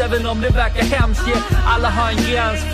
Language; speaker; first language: Swedish; native; Swedish